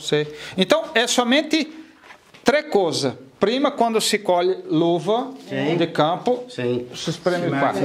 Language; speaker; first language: Italian; non-native, learner; Portuguese